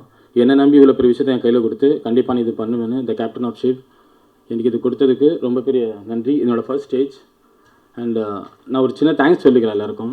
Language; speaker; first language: Tamil; early bilingual, heritage; Tamil